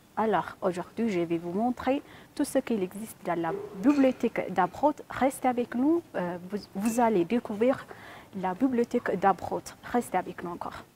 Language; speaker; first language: French; non-native, learner; Amharic